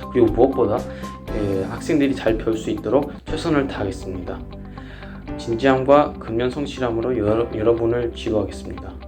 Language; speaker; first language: Korean; early bilingual, other home language; Spanish